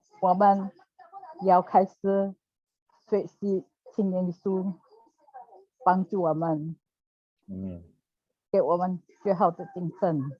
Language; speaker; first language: Chinese; non-native, learner; Indonesian